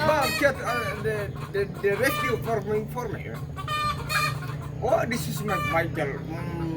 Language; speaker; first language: English; non-native, learner; Indonesian